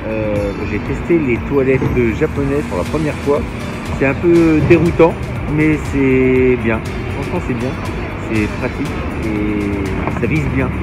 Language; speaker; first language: French; native; French